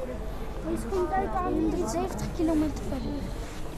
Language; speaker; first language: Dutch; early bilingual, other home language; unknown